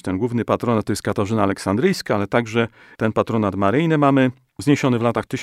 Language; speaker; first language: Polish; native; Polish